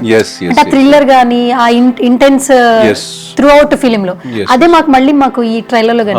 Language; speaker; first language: Telugu; native; Telugu